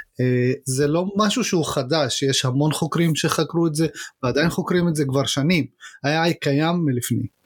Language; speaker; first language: Hebrew; native; Hebrew